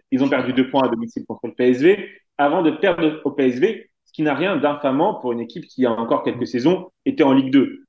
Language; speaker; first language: French; native; French